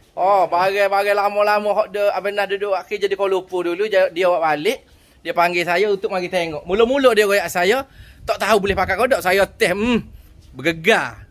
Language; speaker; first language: Malay; native; Malay